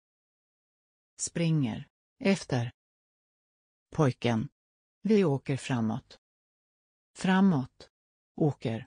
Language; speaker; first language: Swedish; non-native, learner; English